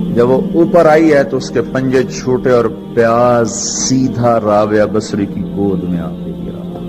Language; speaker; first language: Urdu; non-native, local second language; Punjabi